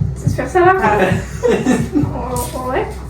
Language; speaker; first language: French; early bilingual, other home language; Armenian